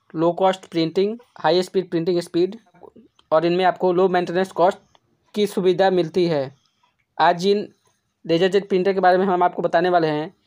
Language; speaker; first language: Hindi; native; Hindi